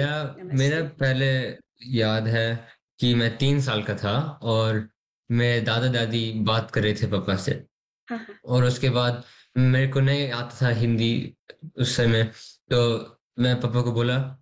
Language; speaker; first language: Hindi; early bilingual, heritage; English